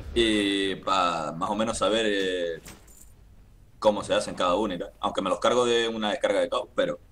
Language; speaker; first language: Spanish; native; Spanish